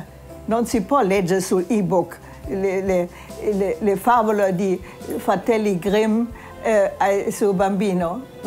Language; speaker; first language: Italian; non-native, fluent; German